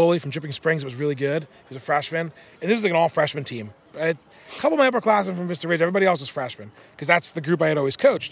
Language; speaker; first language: English; native; English